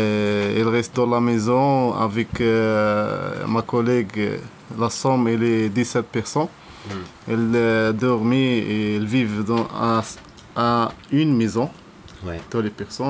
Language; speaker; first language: French; non-native, learner; Arabic